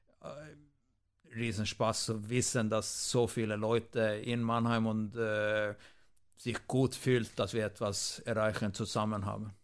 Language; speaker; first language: German; non-native, fluent; Swedish